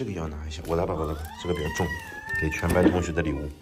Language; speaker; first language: Chinese; native; Chinese